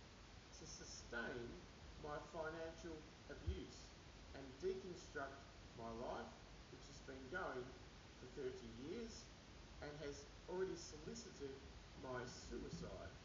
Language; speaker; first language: English; native; English